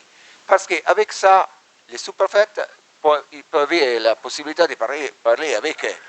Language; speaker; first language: French; non-native, learner; Italian